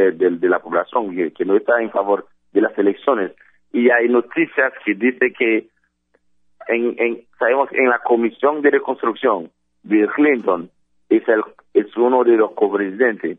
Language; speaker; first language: Spanish; non-native, fluent; Haitian Creole